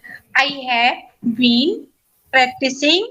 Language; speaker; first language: English; non-native, learner; Hindi